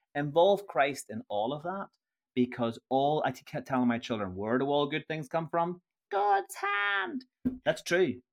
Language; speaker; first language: English; native; English